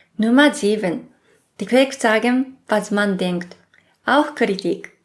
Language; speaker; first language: German; non-native, fluent; Japanese